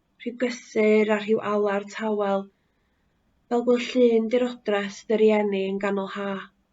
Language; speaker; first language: Welsh; native; Welsh